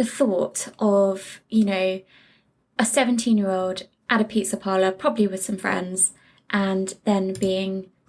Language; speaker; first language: English; native; English